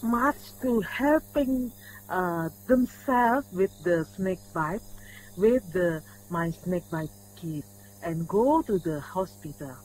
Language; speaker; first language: English; non-native, learner; Indonesian